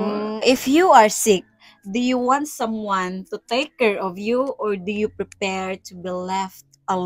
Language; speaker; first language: English; non-native, local second language; Cebuano